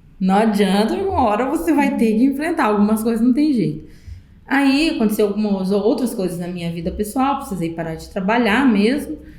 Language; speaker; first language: Portuguese; native; Portuguese